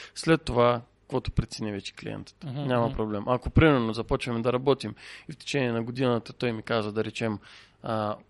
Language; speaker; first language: Bulgarian; non-native, fluent; Russian